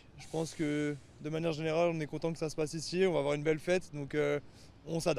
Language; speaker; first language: French; native; French